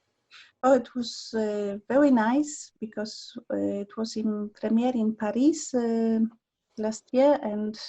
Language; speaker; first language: English; non-native, learner; Polish